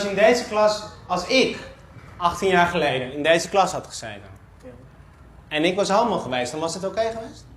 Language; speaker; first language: Dutch; native; Dutch